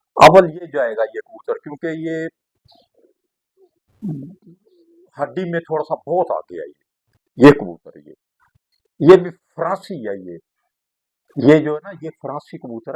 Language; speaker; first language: Hindi; non-native, local second language; Punjabi